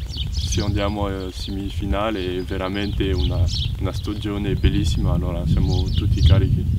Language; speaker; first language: Italian; non-native, learner; French